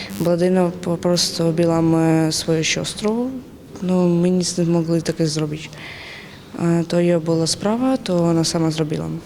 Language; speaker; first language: Polish; non-native, learner; Ukrainian